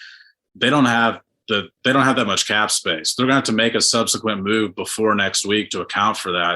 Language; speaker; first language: English; native; English